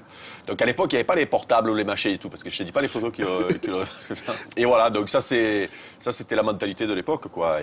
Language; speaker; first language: French; native; French